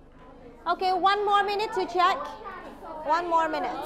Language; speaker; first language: English; non-native, fluent; Vietnamese